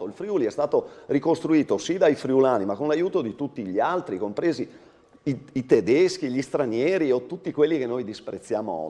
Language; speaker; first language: Italian; native; Italian